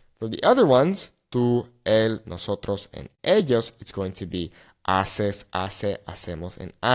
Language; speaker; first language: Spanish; non-native, fluent; English